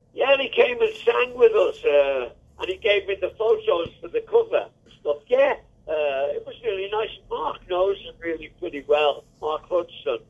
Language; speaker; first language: English; native; English